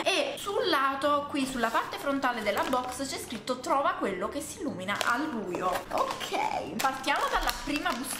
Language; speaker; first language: Italian; native; Italian